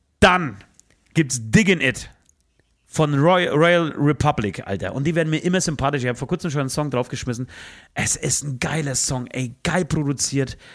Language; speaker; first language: German; early bilingual, other home language; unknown